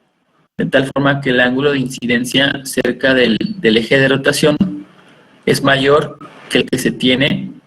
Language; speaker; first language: Spanish; native; Spanish